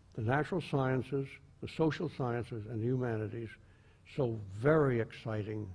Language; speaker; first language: English; native; English